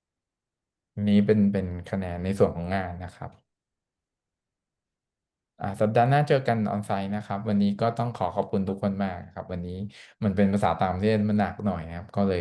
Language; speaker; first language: Thai; native; Thai